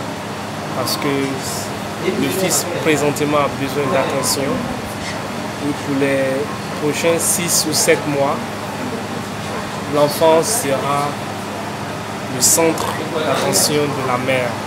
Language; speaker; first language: French; non-native, fluent; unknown